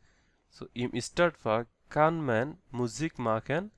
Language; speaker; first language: German; non-native, learner; Bangla